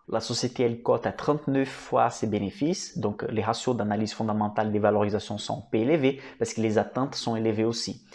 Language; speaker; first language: French; non-native, fluent; Portuguese